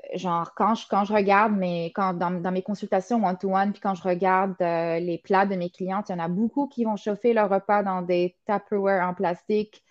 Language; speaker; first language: French; non-native, local second language; Arabic